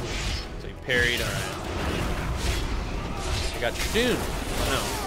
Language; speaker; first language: English; native; English